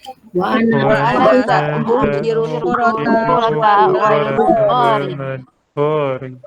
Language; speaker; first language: Arabic; non-native, learner; Indonesian